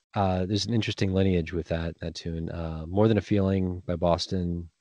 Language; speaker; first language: English; native; English